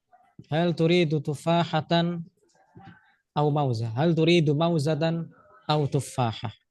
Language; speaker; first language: Arabic; non-native, fluent; Indonesian